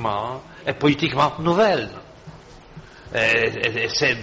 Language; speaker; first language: French; non-native, fluent; Polish